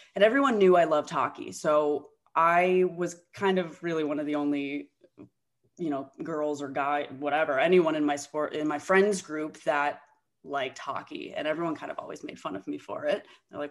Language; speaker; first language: English; native; English